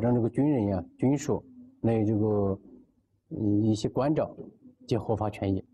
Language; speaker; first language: Chinese; native; Chinese